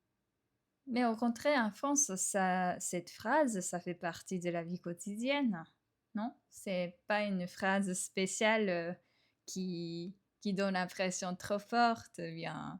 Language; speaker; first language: French; non-native, fluent; Japanese